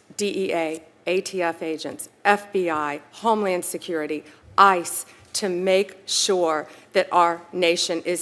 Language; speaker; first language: English; native; English